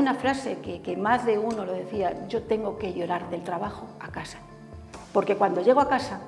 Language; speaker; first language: Spanish; native; Spanish